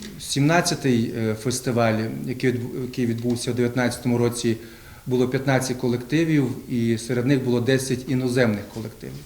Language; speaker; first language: Ukrainian; native; Ukrainian